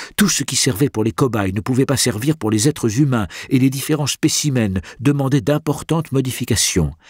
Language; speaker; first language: French; native; French